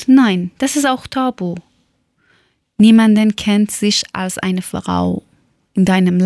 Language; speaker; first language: German; non-native, learner; Persian